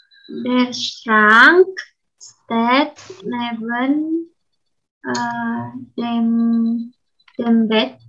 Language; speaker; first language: German; non-native, learner; Indonesian